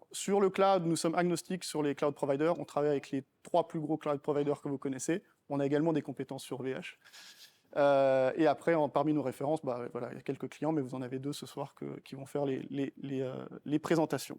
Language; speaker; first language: French; native; French